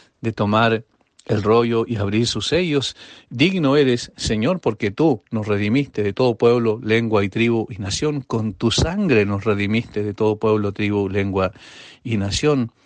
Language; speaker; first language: Spanish; native; Spanish